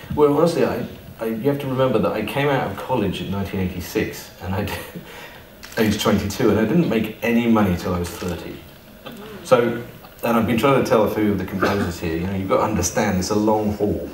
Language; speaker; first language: English; native; English